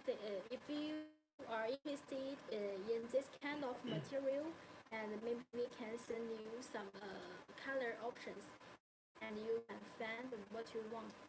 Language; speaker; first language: English; non-native, learner; Chinese